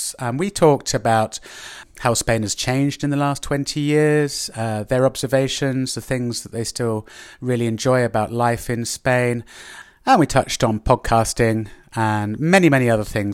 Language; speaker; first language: English; native; English